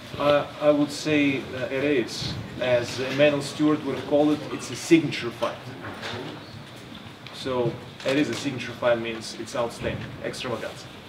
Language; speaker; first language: English; non-native, fluent; Russian